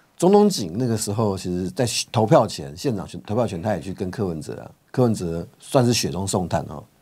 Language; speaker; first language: Chinese; native; Chinese